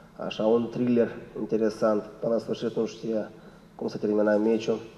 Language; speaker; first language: Romanian; non-native, local second language; Russian